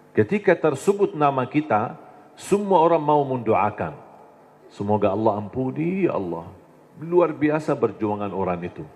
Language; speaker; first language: Indonesian; non-native, fluent; Arabic